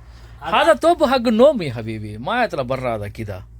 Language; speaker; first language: Arabic; non-native, learner; Tamil